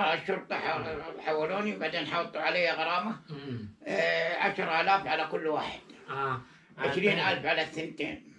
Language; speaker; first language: Arabic; native; Arabic